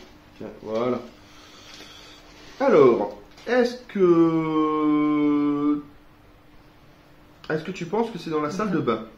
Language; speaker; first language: French; native; French